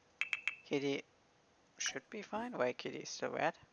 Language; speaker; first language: English; non-native, fluent; German